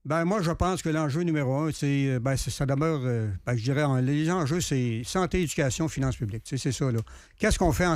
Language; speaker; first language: French; native; French